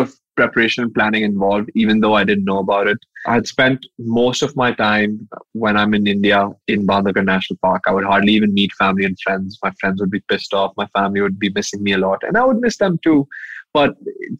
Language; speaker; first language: English; non-native, local second language; Hindi